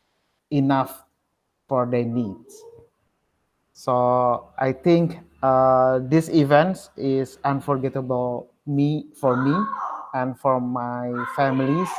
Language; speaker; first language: English; non-native, learner; Indonesian